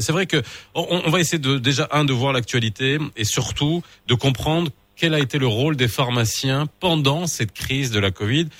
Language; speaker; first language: French; non-native, local second language; Arabic